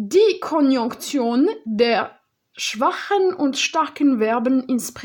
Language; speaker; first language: German; non-native, learner; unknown